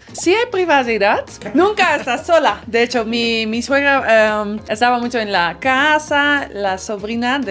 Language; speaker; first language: Spanish; non-native, fluent; Dutch